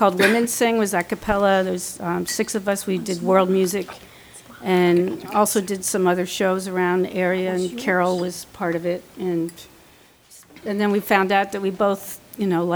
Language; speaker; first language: English; early bilingual, other home language; French